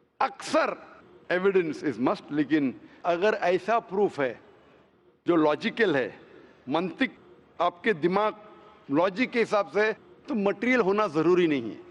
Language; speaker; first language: Hindi; non-native, local second language; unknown